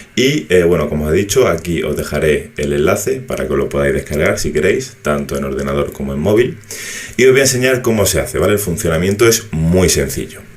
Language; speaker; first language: Spanish; native; Spanish